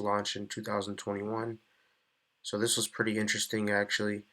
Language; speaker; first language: English; native; English